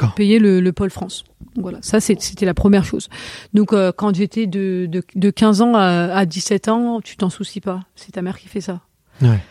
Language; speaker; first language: French; native; French